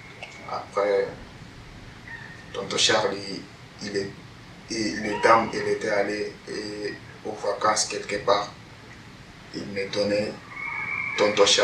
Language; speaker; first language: French; non-native, learner; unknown